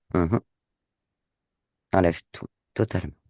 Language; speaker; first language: French; native; French